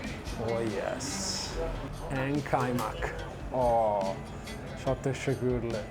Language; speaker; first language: Turkish; non-native, learner; Italian